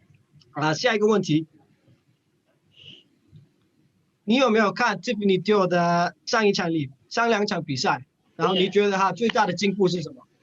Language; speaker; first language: Chinese; non-native, learner; English